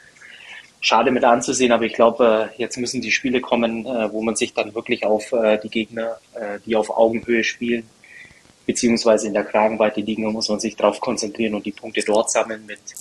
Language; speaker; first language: German; native; German